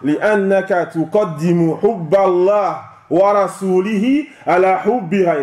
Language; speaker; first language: Arabic; non-native, fluent; French